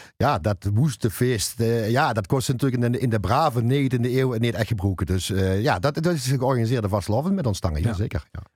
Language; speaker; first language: Dutch; native; Dutch